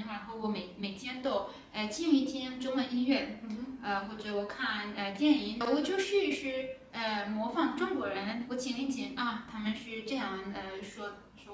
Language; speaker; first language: Chinese; non-native, learner; Persian